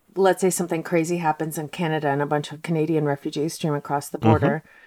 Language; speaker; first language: English; early bilingual, heritage; Russian